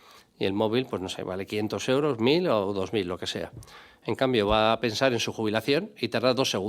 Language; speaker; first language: Spanish; native; Spanish